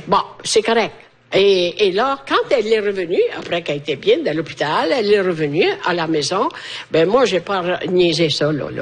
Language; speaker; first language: French; non-native, fluent; Italian